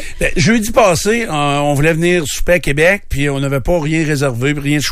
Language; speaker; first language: French; native; French